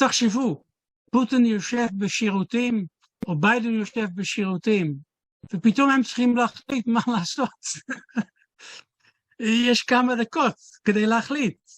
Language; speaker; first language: Hebrew; non-native, fluent; Dutch